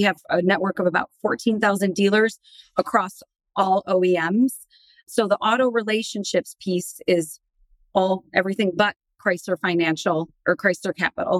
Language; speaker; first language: English; native; English